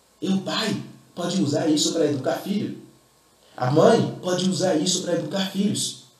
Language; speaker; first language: Portuguese; non-native, fluent; Fon